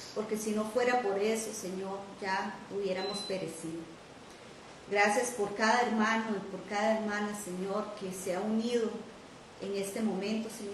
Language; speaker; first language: Spanish; native; Spanish